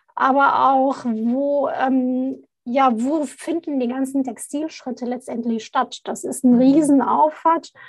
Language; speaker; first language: German; non-native, fluent; Arabic